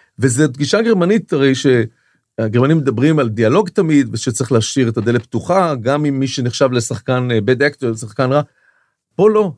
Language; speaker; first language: Hebrew; native; Hebrew